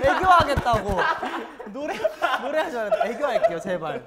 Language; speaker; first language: Korean; native; Korean